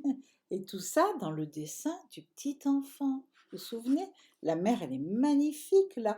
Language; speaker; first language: French; native; French